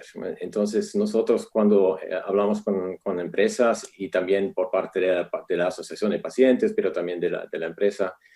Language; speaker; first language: Spanish; non-native, fluent; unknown